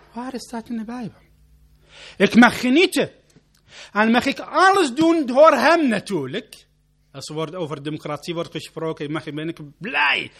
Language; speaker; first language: Dutch; non-native, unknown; Arabic